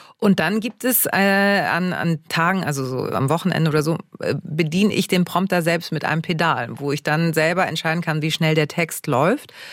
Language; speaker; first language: German; native; German